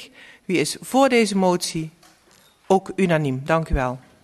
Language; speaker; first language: Dutch; native; Dutch